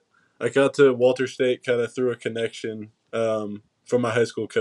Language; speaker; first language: English; native; English